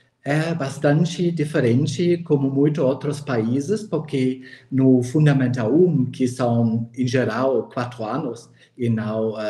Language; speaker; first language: Portuguese; non-native, fluent; German